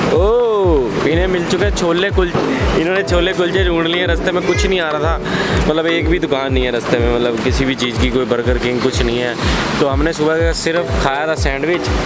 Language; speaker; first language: Hindi; non-native, local second language; Punjabi